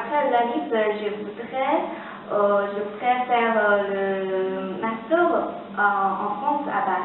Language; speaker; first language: French; non-native, learner; Chinese